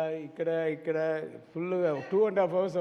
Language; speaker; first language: Telugu; non-native, learner; Tamil